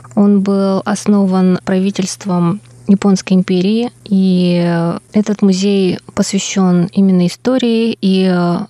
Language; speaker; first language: Russian; native; Russian